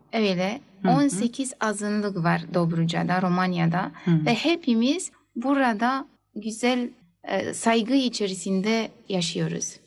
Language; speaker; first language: Turkish; early bilingual, heritage; Turkish